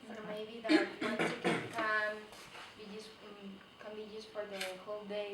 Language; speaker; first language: English; non-native, fluent; Spanish